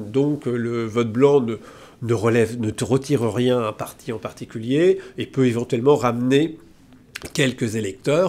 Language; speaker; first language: French; native; French